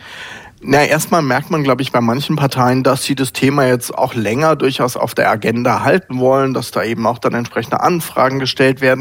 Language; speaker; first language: German; native; German